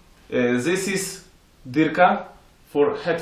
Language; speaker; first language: English; non-native, learner; Russian